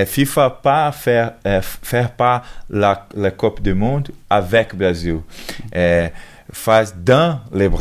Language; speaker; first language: French; non-native, learner; Portuguese